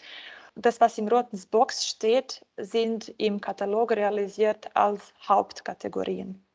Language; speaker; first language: German; non-native, fluent; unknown